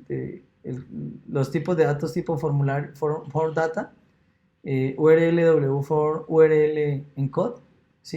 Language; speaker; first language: Spanish; native; Spanish